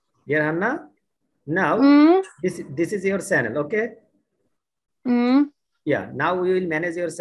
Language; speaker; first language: English; non-native, learner; Bangla